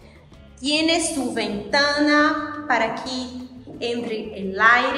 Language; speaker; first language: Spanish; non-native, learner; Portuguese